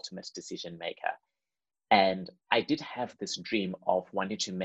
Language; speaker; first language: English; non-native, local second language; Shona